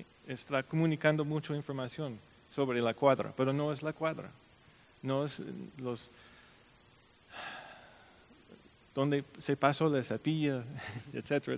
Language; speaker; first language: Spanish; non-native, fluent; English